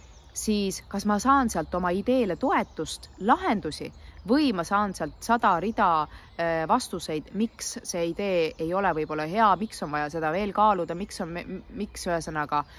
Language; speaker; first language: Estonian; native; Estonian